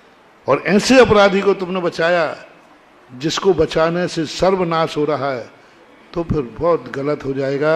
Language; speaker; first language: Hindi; native; Hindi